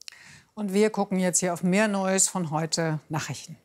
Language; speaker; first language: German; native; German